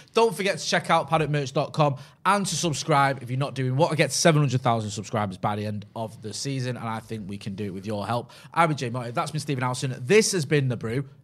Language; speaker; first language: English; native; English